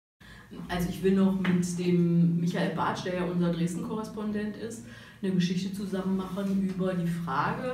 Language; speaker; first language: German; native; German